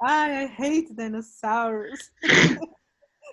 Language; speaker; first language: English; non-native, learner; Portuguese